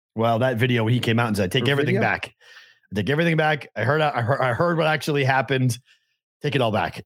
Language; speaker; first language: English; native; English